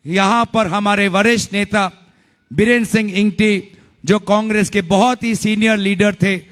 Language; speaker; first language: Hindi; non-native, local second language; Assamese